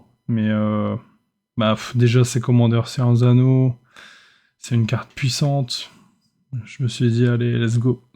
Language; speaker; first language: French; native; French